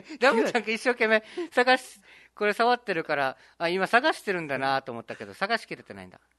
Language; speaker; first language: Japanese; native; Japanese